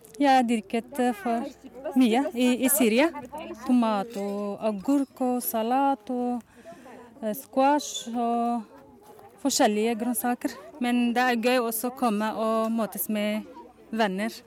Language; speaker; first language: Norwegian; non-native, learner; Arabic